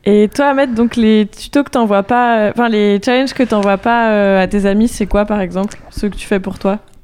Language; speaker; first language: French; native; French